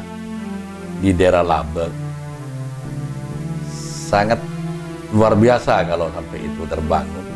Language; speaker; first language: Indonesian; non-native, local second language; Madurese